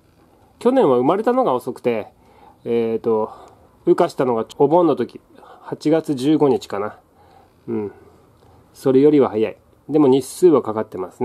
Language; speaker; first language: Japanese; native; Japanese